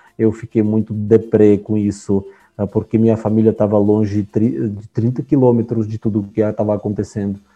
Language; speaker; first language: Portuguese; non-native, fluent; Armenian